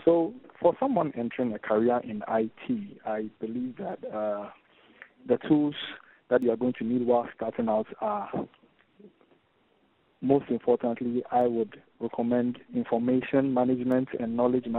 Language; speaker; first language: English; non-native, local second language; Akan